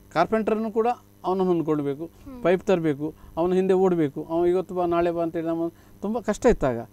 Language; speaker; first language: Kannada; native; Kannada